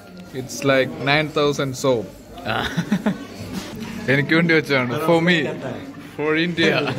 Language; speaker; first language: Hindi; non-native, local second language; Malayalam